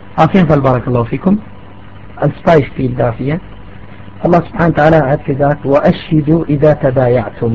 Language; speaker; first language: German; non-native, fluent; Arabic